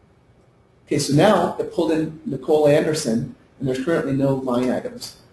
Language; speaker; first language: English; native; English